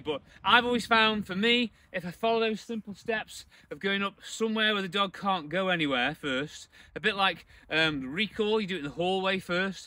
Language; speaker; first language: English; native; English